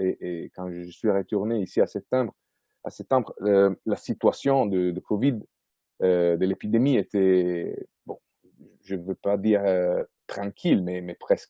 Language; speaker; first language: French; non-native, fluent; Italian